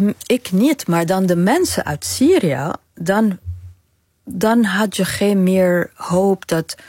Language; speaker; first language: Dutch; non-native, fluent; Arabic